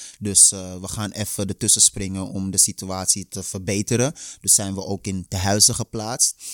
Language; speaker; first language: Dutch; early bilingual, other home language; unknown